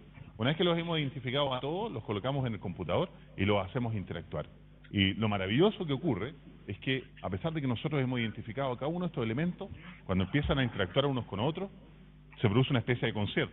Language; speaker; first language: Spanish; native; Spanish